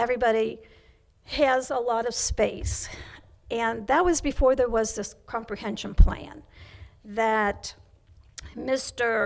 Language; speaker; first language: English; native; English